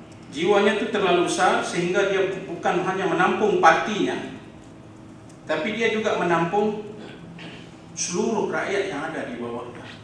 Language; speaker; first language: Malay; native; Malay